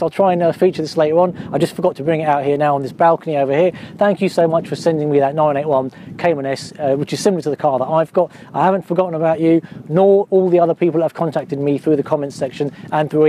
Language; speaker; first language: English; native; English